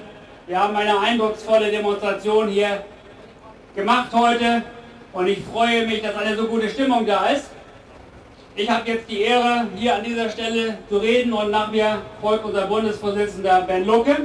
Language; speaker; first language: German; native; German